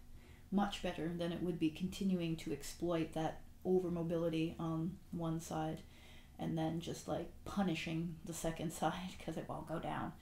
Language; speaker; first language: English; native; English